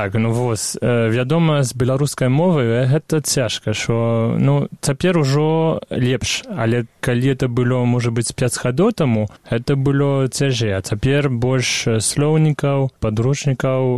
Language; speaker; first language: Belarusian; non-native, fluent; French